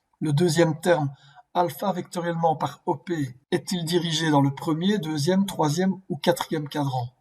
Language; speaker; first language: French; native; French